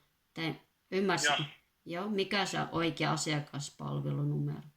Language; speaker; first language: Finnish; non-native, fluent; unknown